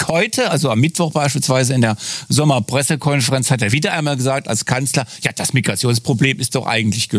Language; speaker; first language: German; native; German